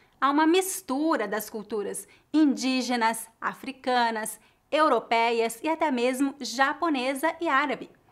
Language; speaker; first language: Portuguese; native; Portuguese